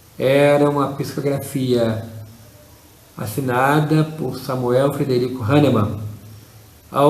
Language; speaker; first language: Portuguese; native; Portuguese